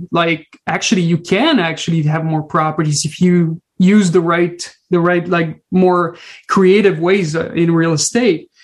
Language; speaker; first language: English; non-native, fluent; Portuguese